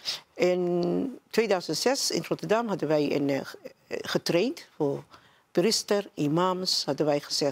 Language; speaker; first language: Dutch; non-native, learner; Somali